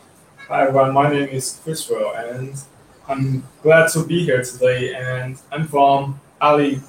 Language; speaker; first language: English; non-native, learner; Chinese